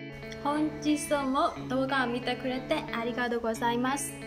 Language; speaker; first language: Japanese; non-native, learner; Burmese